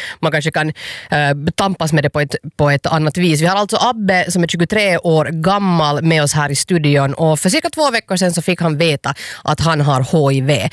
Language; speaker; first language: Swedish; native; Swedish